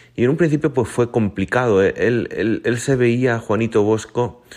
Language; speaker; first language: Spanish; native; Spanish